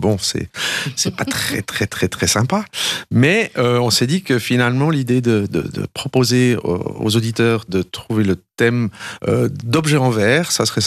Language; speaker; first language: French; native; French